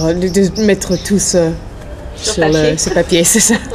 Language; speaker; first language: French; non-native, fluent; English